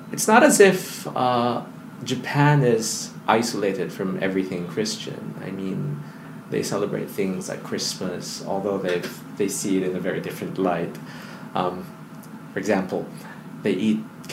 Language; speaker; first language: English; non-native, local second language; Filipino